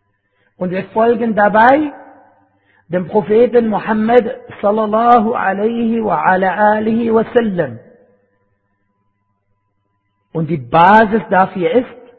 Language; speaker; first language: German; non-native, fluent; Arabic